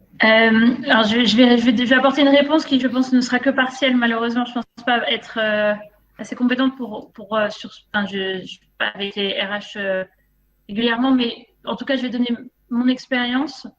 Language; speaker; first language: French; native; French